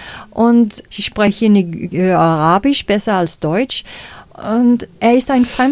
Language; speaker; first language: German; non-native, fluent; Danish